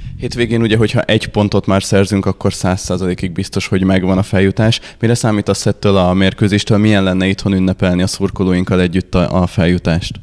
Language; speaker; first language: Hungarian; native; Hungarian